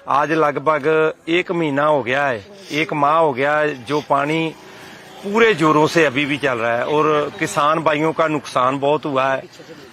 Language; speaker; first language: Urdu; non-native, local second language; Punjabi